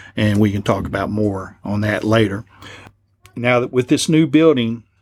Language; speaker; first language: English; native; English